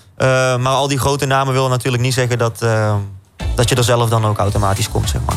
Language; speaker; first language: Dutch; native; Dutch